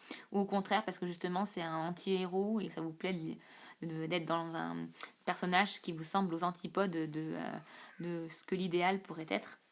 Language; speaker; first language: French; native; French